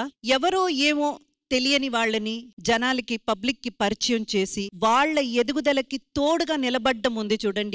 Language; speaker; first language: Telugu; native; Telugu